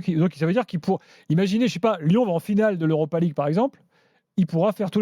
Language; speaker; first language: French; native; French